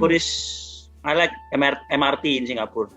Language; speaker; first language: English; non-native, learner; Indonesian